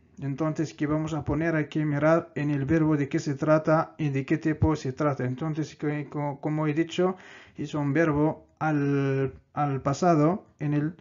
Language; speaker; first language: Spanish; non-native, fluent; Arabic